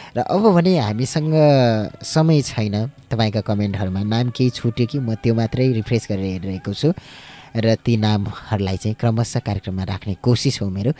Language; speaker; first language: Nepali; native; Nepali